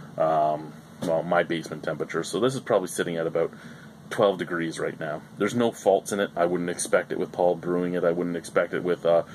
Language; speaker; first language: English; native; English